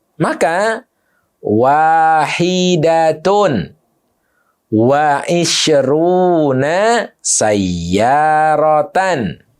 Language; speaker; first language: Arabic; non-native, fluent; Indonesian